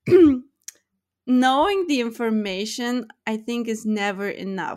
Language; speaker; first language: English; non-native, fluent; Lithuanian